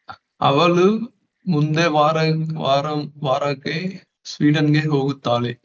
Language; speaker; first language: Kannada; non-native, learner; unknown